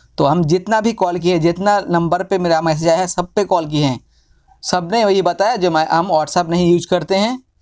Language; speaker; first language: Hindi; non-native, local second language; Bangla